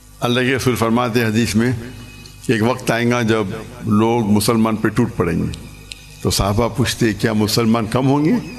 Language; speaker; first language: Urdu; non-native, local second language; English